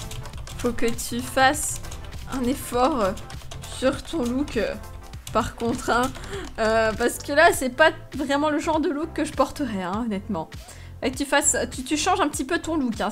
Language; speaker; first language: French; native; French